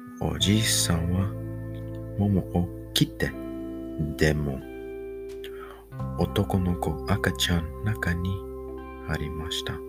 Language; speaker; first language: Japanese; non-native, learner; English